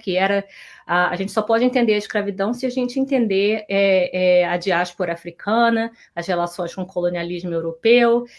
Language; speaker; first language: Portuguese; native; Portuguese